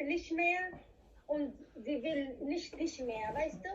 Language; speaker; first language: German; non-native, learner; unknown